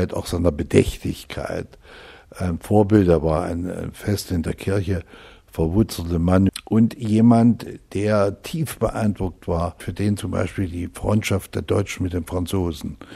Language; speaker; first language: German; native; German